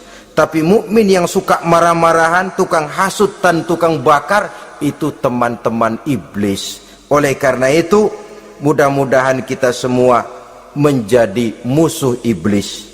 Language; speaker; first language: Indonesian; native; Indonesian